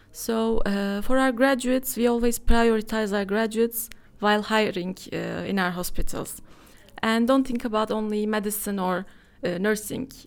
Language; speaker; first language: English; non-native, fluent; Turkish